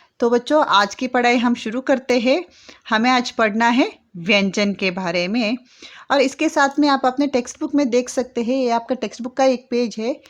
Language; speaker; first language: Hindi; non-native, local second language; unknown